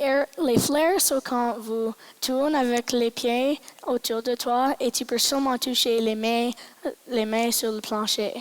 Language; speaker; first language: French; non-native, local second language; English